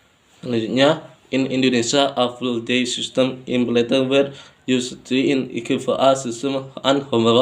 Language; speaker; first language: English; non-native, learner; Indonesian